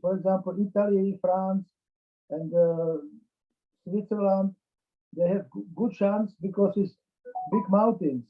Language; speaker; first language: English; non-native, learner; Czech